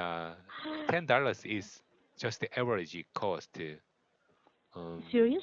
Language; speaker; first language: English; non-native, learner; Korean